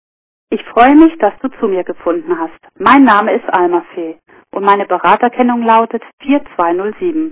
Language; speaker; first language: German; native; German